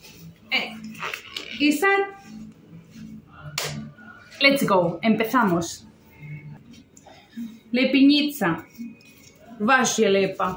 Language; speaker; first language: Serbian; non-native, learner; Spanish